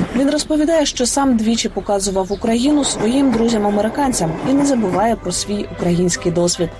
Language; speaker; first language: Ukrainian; native; Ukrainian